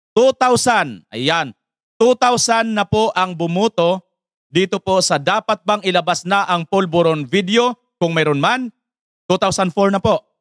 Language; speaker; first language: Filipino; native; Filipino